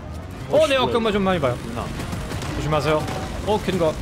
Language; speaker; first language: Korean; non-native, learner; German